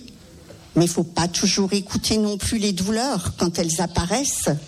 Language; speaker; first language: French; native; French